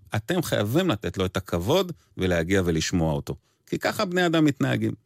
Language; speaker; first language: Hebrew; native; Hebrew